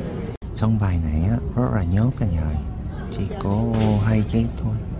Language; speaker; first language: Vietnamese; non-native, learner; Korean